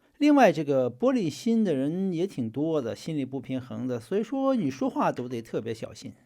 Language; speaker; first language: Chinese; native; Chinese